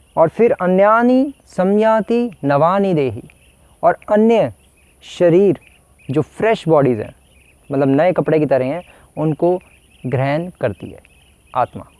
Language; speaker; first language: Hindi; native; Hindi